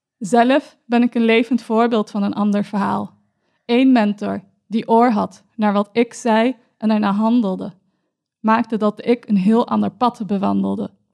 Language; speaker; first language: Dutch; early bilingual, other home language; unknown